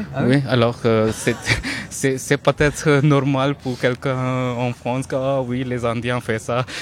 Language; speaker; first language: French; non-native, fluent; Hindi